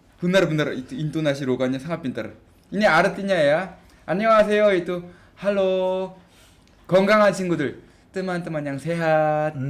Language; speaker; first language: Indonesian; non-native, fluent; Korean